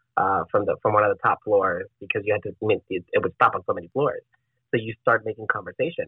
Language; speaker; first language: English; non-native, fluent; Spanish